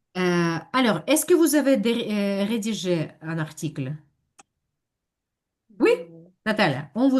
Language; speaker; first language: French; non-native, fluent; Ukrainian